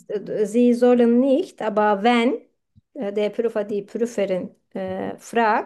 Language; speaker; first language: German; non-native, fluent; Turkish